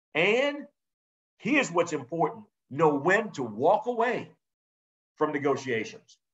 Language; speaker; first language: English; native; English